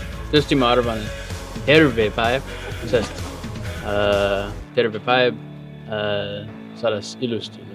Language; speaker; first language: Estonian; non-native, learner; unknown